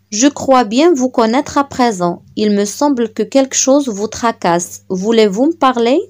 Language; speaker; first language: French; non-native, local second language; Arabic